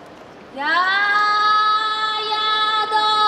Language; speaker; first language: Japanese; native; Japanese